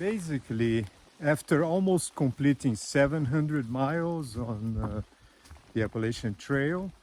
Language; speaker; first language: English; non-native, fluent; Portuguese